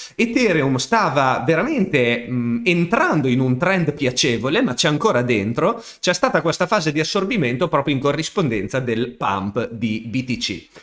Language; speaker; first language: Italian; native; Italian